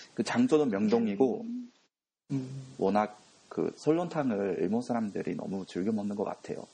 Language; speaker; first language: Korean; non-native, fluent; Japanese